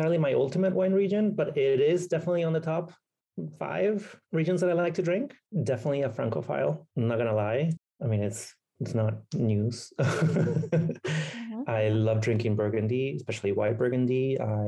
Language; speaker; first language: English; non-native, fluent; Spanish